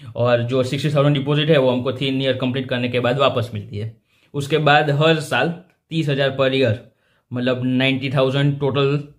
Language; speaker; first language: Hindi; non-native, local second language; Gujarati